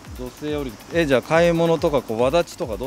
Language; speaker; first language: Japanese; native; Japanese